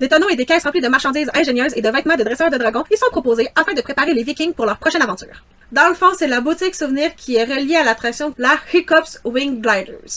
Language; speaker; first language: French; native; French